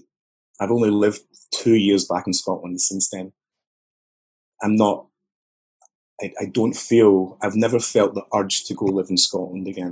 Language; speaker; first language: English; native; English